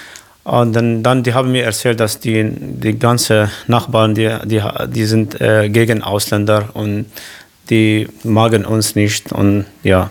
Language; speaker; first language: German; non-native, learner; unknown